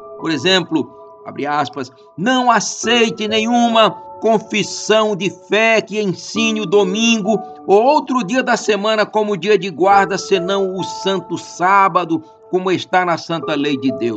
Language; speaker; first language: Portuguese; native; Portuguese